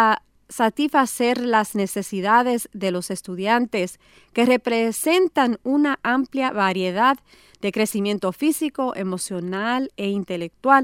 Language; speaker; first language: Spanish; native; Spanish